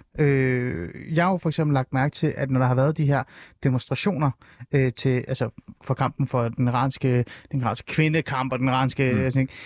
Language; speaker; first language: Danish; early bilingual, other home language; Persian